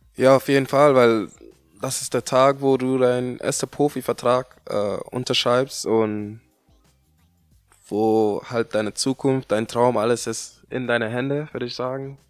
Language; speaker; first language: German; non-native, learner; English